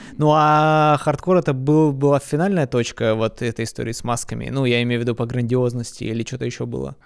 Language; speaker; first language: Russian; native; Russian